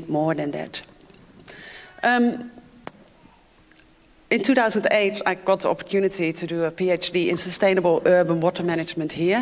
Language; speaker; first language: English; non-native, fluent; Dutch